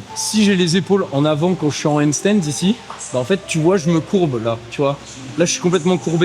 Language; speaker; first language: French; native; French